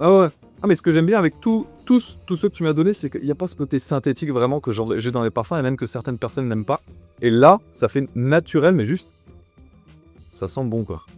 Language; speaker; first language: French; native; French